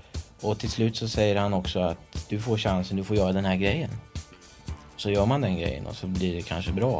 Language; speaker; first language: Swedish; native; Swedish